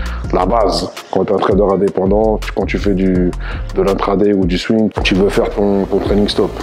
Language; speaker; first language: French; native; French